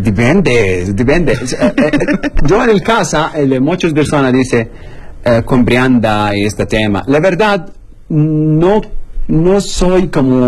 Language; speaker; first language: Spanish; non-native, learner; Arabic